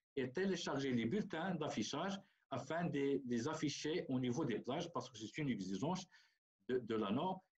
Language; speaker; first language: French; non-native, local second language; Arabic